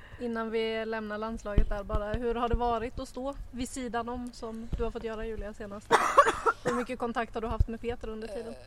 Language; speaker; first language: Swedish; native; Swedish